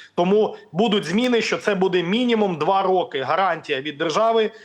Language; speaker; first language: Ukrainian; native; Ukrainian